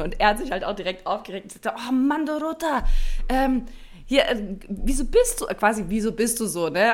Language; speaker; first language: German; native; German